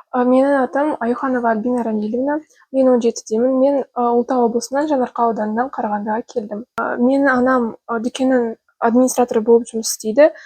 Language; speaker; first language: Kazakh; non-native, local second language; Russian